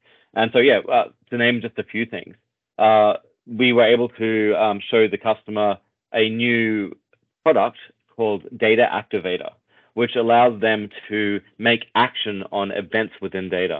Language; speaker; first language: English; native; English